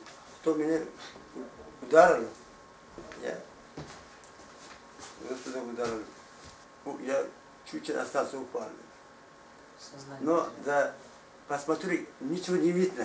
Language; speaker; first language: Russian; non-native, learner; Tajik